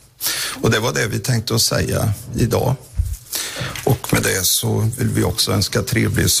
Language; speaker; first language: Swedish; native; Swedish